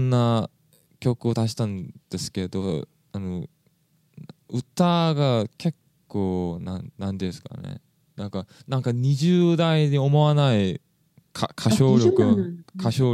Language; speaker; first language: Japanese; non-native, fluent; English